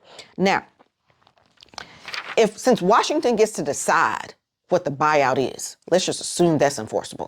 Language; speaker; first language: English; native; English